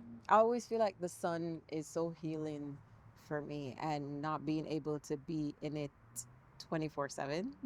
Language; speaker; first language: English; native; English